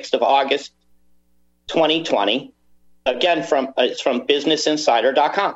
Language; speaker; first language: English; native; English